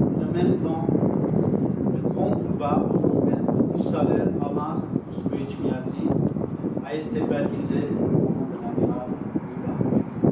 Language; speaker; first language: French; non-native, fluent; Armenian